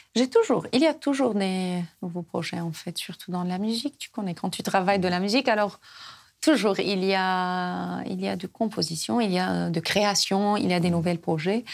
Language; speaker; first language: French; non-native, fluent; Arabic